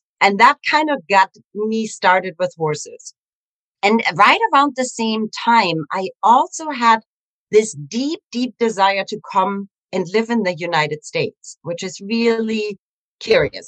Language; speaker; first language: English; non-native, fluent; German